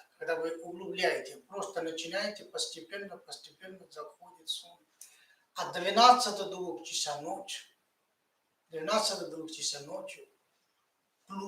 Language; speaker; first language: Russian; non-native, fluent; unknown